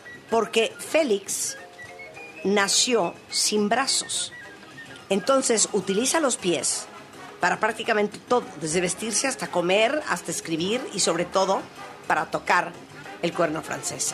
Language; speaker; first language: Spanish; native; Spanish